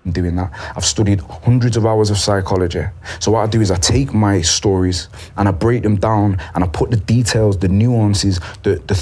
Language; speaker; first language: English; native; English